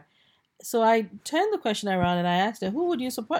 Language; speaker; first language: English; non-native, local second language; Akan